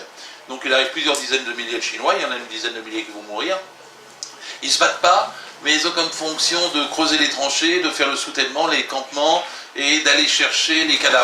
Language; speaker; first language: French; native; French